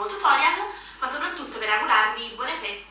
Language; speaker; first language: Italian; native; Italian